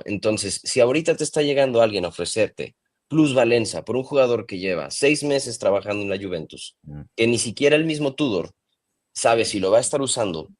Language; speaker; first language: Spanish; native; Spanish